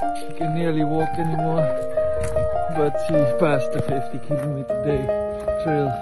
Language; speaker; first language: English; non-native, learner; Dutch